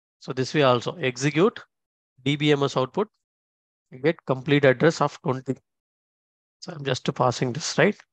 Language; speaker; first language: English; non-native, local second language; Tamil